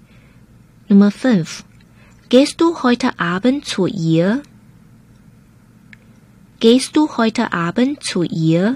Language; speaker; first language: German; non-native, fluent; Chinese